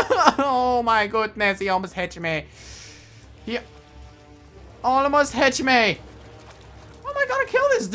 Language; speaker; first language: English; native; English